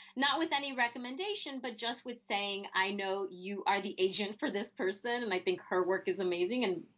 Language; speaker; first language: English; early bilingual, other home language; Spanish